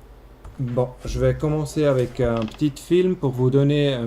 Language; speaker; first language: French; non-native, local second language; German